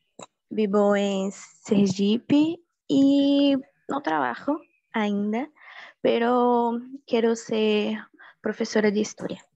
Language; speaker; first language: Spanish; non-native, learner; Portuguese